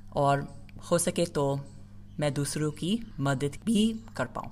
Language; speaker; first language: Hindi; non-native, fluent; English